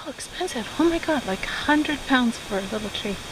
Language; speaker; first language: English; native; English